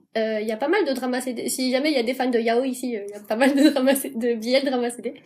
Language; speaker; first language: French; native; French